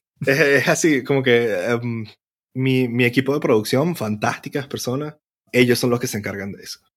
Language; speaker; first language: Spanish; native; Spanish